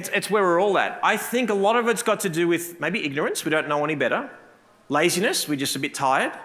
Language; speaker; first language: English; native; English